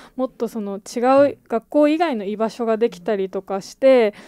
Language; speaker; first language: Japanese; native; Japanese